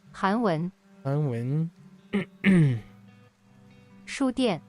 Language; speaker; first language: Chinese; non-native, learner; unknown